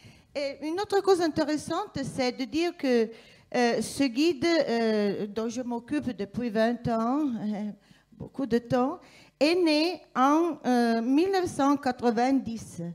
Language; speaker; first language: French; non-native, fluent; Italian